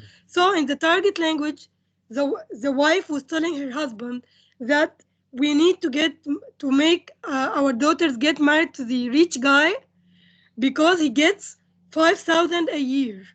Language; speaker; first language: English; non-native, fluent; Indonesian